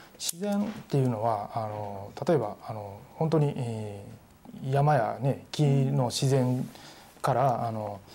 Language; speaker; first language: Japanese; native; Japanese